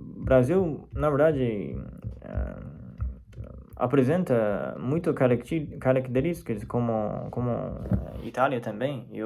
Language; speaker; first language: Portuguese; non-native, fluent; Chinese